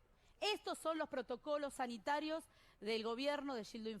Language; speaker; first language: Spanish; native; Spanish